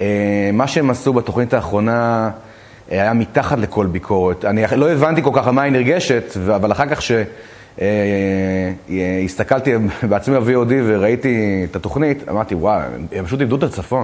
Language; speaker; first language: Hebrew; native; Hebrew